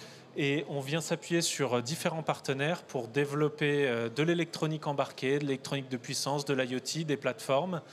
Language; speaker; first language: French; native; French